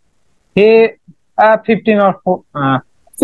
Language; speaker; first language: English; non-native, learner; Bangla